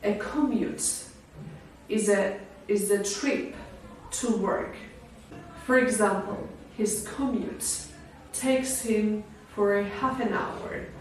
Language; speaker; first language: English; non-native, fluent; Georgian